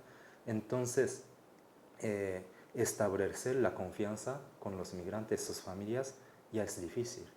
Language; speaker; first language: Spanish; non-native, fluent; Japanese